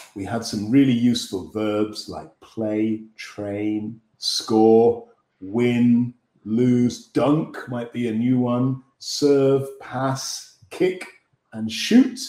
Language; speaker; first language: English; native; English